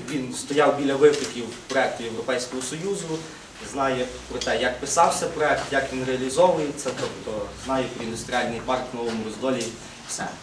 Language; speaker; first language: Ukrainian; native; Ukrainian